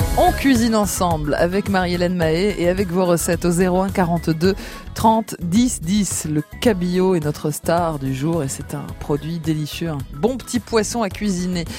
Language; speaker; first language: French; native; French